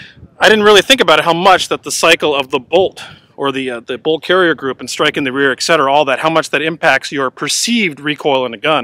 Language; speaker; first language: English; native; English